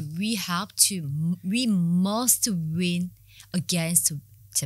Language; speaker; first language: English; non-native, learner; Korean